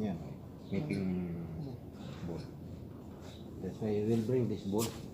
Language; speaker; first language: English; non-native, local second language; Filipino